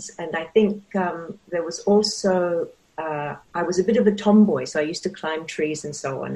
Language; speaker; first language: English; native; English